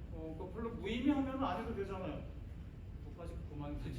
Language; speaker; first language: Korean; native; Korean